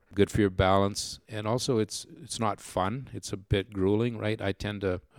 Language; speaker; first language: English; native; English